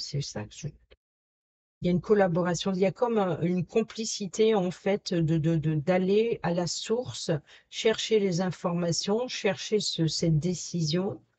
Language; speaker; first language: French; native; French